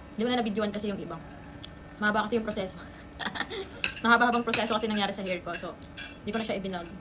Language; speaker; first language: Filipino; non-native, local second language; Bikol